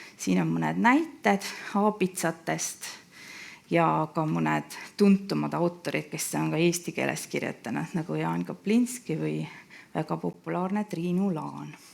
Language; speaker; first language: Estonian; native; Estonian